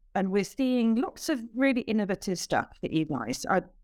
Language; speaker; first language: English; native; English